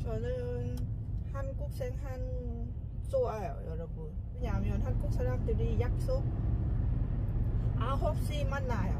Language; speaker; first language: Korean; non-native, learner; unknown